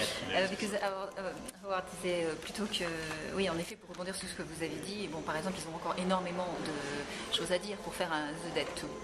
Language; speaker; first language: French; native; French